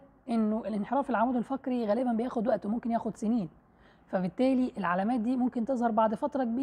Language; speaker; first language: Arabic; native; Arabic